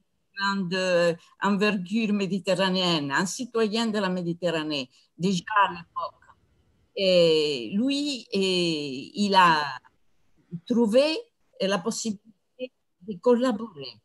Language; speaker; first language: French; non-native, fluent; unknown